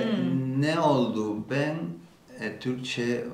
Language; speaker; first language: Turkish; non-native, learner; Spanish